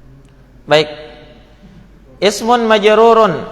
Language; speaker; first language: Arabic; non-native, fluent; Indonesian